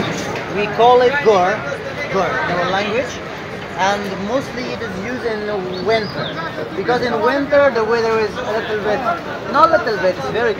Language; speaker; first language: English; non-native, fluent; Persian